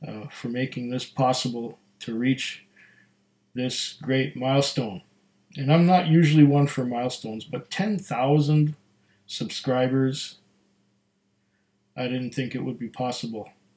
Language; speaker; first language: English; native; English